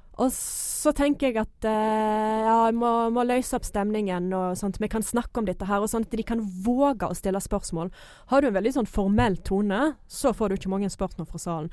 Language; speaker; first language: Norwegian; non-native, fluent; English